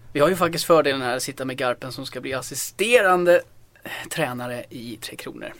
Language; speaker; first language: Swedish; native; Swedish